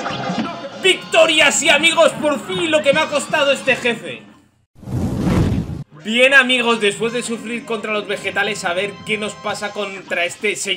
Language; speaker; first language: Spanish; native; Spanish